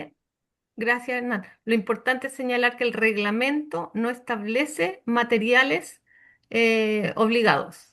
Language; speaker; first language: Spanish; native; Spanish